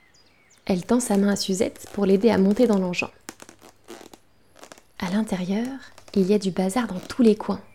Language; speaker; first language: French; native; French